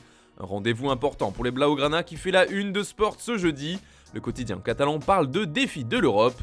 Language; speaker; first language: French; native; French